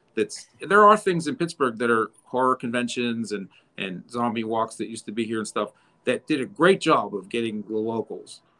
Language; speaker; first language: English; native; English